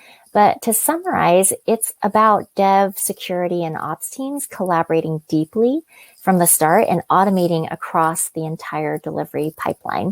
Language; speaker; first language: English; native; English